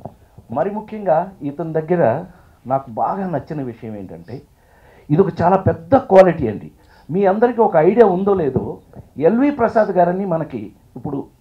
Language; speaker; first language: Telugu; native; Telugu